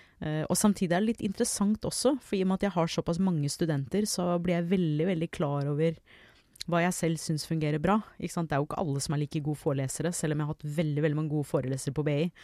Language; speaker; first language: Norwegian; early bilingual, other home language; English